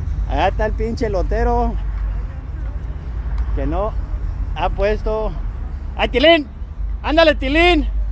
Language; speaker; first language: Spanish; native; Spanish